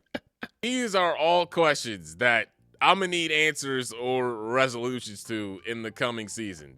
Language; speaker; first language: English; native; English